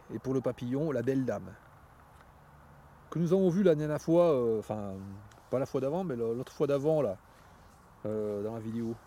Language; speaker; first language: French; native; French